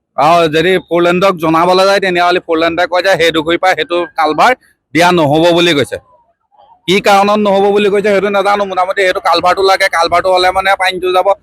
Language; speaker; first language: Assamese; native; Assamese